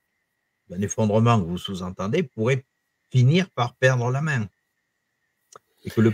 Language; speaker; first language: French; native; French